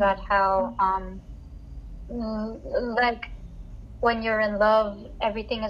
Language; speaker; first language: English; non-native, local second language; Filipino